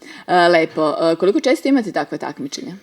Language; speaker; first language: Serbian; native; Serbian